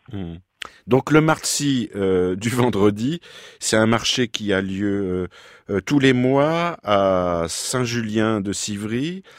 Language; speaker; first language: French; native; French